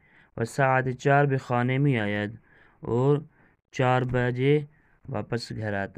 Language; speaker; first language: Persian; non-native, fluent; Urdu